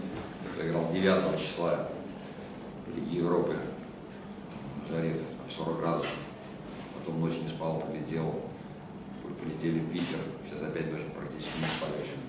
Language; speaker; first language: Russian; native; Russian